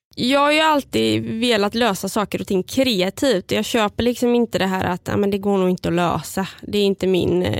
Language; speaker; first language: Swedish; early bilingual, other home language; Bulgarian